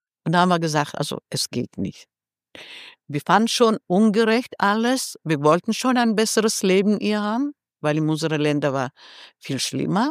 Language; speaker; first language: German; non-native, fluent; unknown